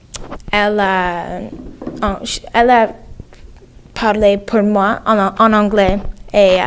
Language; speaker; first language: French; non-native, learner; English